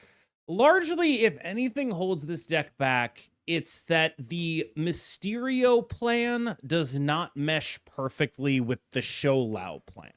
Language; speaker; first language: English; native; English